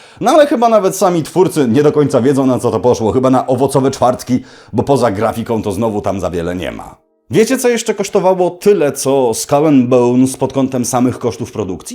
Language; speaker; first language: Polish; native; Polish